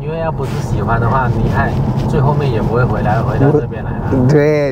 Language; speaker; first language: Chinese; native; Chinese